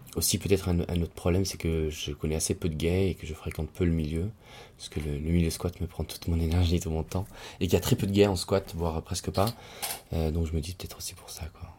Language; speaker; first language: French; native; French